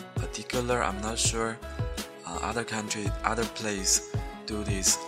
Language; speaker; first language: English; non-native, learner; Chinese